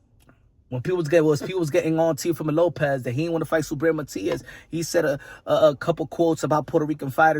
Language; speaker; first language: English; native; English